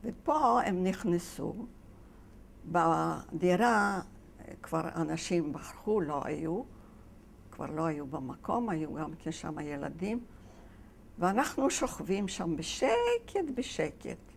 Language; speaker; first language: Hebrew; non-native, fluent; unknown